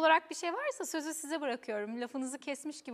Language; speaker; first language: Turkish; native; Turkish